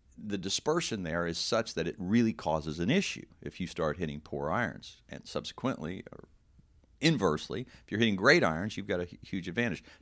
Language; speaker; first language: English; native; English